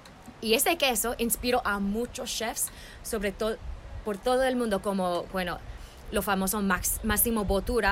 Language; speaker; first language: Spanish; early bilingual, heritage; English